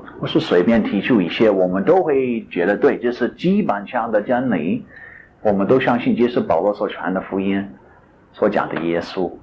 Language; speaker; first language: Chinese; non-native, fluent; English